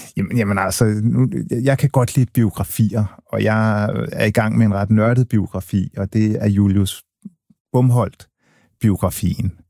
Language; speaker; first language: Danish; early bilingual, other home language; English